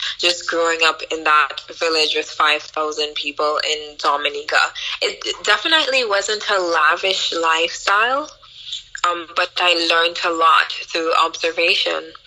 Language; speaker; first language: English; native; English